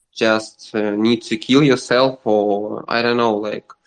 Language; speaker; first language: English; non-native, learner; Russian